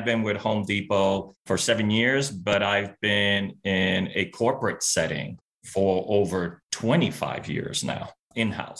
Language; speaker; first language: English; early bilingual, other home language; Spanish